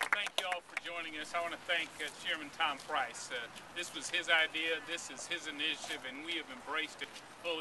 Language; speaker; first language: English; native; English